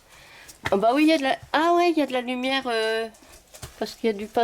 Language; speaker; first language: French; native; French